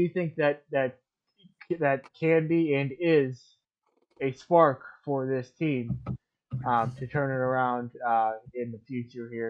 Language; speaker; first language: English; native; English